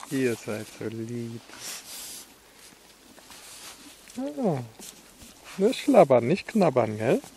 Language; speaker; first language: German; native; German